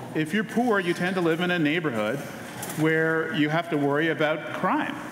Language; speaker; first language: English; native; English